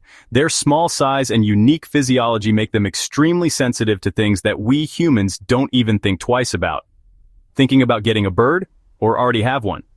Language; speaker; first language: English; native; English